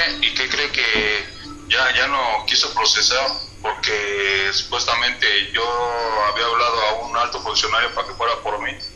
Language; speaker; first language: Spanish; native; Spanish